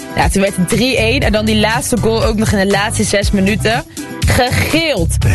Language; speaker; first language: Dutch; early bilingual, other home language; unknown